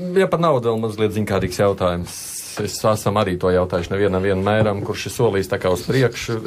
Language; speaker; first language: Latvian; native; Latvian